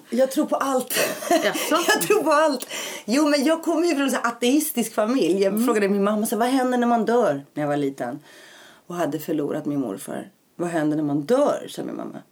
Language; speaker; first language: Swedish; early bilingual, other home language; Greek